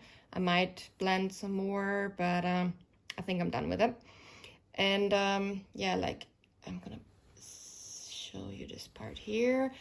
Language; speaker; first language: English; non-native, fluent; German